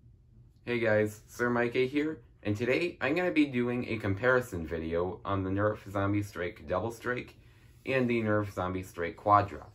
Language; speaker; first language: English; native; English